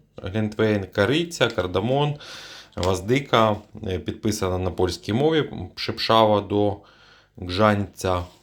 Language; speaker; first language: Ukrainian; non-native, local second language; Russian